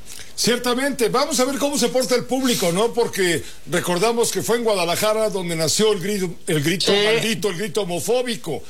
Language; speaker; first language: Spanish; native; Spanish